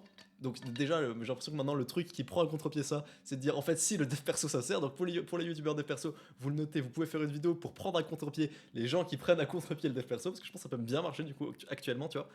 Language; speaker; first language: French; native; French